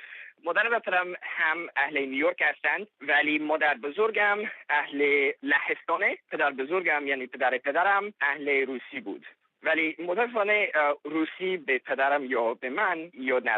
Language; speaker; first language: Persian; non-native, learner; English